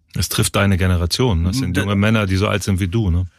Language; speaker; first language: German; native; German